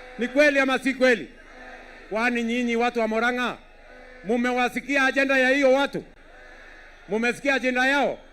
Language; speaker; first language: Swahili; non-native, local second language; Kalenjin